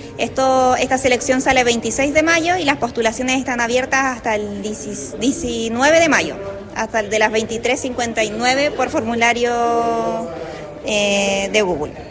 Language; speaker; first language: Spanish; native; Spanish